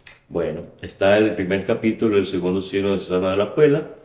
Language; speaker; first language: Spanish; native; Spanish